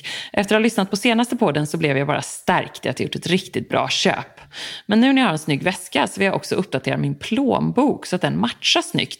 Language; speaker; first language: Swedish; native; Swedish